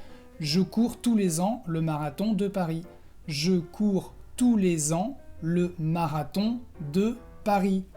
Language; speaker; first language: French; non-native, fluent; Spanish